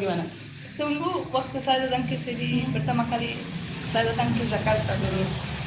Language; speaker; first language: Indonesian; non-native, learner; Arabic